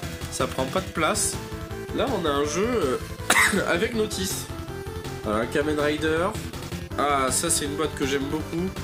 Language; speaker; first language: French; native; French